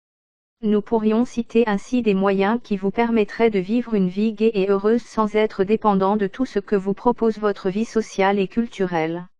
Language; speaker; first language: French; native; French